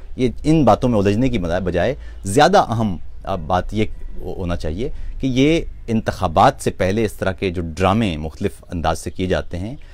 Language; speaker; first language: Urdu; non-native, local second language; Punjabi